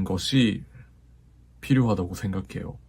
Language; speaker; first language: Korean; non-native, fluent; Japanese